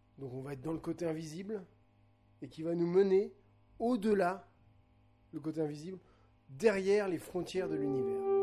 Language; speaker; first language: French; native; French